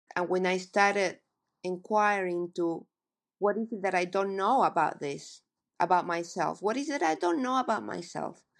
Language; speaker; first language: English; non-native, fluent; Spanish